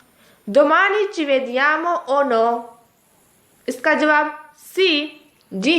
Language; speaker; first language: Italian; non-native, fluent; Urdu